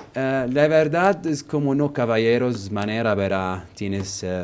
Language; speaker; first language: Spanish; non-native, learner; Arabic